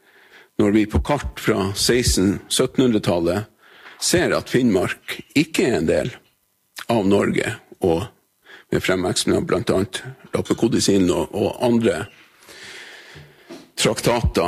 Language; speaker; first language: Norwegian; native; Norwegian